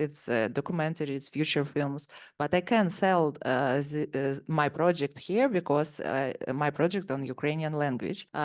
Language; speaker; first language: English; non-native, learner; Ukrainian